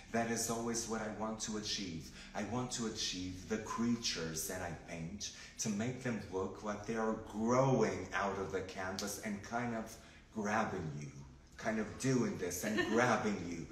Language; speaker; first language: English; non-native, fluent; Portuguese